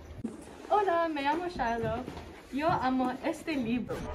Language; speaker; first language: Spanish; non-native, learner; English